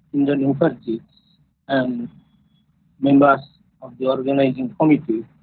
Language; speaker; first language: English; non-native, local second language; Bangla